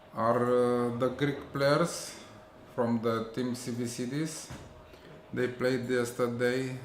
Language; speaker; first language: English; non-native, learner; Romanian